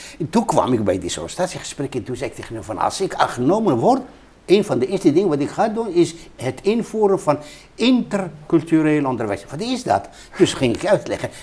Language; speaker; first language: Dutch; non-native, fluent; Hebrew